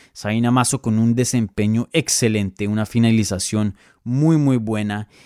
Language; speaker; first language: Spanish; native; Spanish